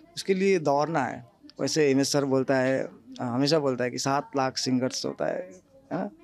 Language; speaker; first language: Hindi; non-native, local second language; Nepali